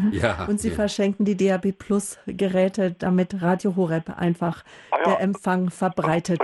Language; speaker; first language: German; native; German